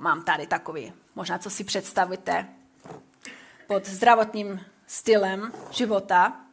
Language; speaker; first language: Czech; non-native, fluent; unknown